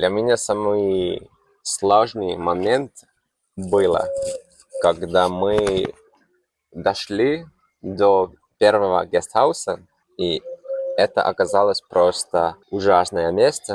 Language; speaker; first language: Russian; non-native, fluent; Finnish